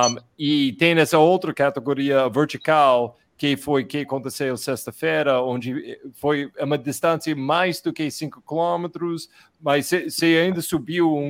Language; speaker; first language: Portuguese; non-native, fluent; English